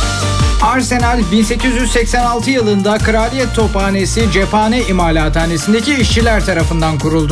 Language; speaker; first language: Turkish; native; Turkish